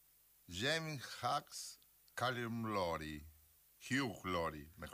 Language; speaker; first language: Spanish; native; Spanish